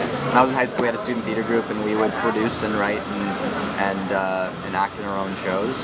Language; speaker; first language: English; early bilingual, other home language; Hebrew